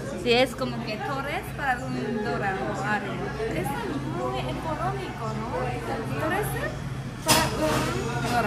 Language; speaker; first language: Spanish; non-native, learner; Japanese